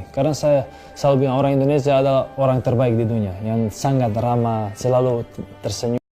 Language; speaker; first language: Indonesian; non-native, fluent; Serbian